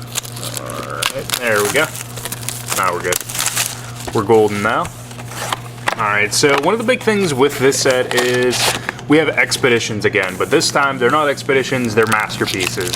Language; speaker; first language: English; native; English